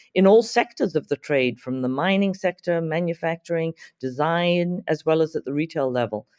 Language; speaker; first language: English; native; English